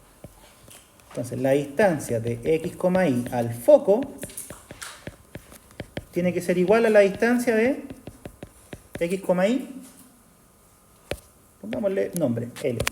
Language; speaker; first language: Spanish; native; Spanish